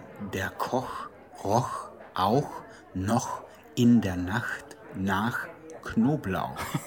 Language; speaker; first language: German; native; German